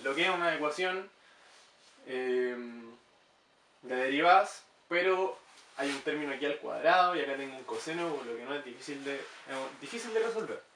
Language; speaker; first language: Spanish; native; Spanish